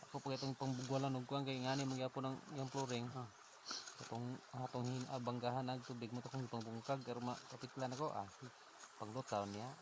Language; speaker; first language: Filipino; non-native, local second language; Cebuano